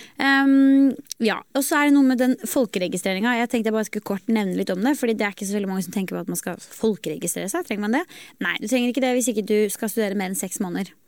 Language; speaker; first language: Norwegian; native; Norwegian